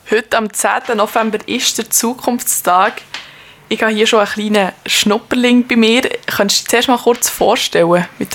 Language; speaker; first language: German; native; German